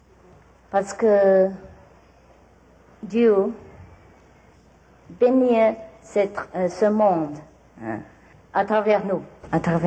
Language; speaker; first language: French; non-native, learner; Vietnamese